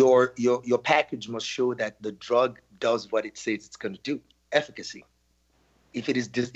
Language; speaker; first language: English; non-native, local second language; Yoruba